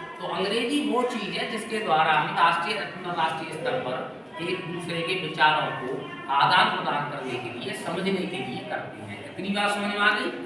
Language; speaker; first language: Hindi; native; Hindi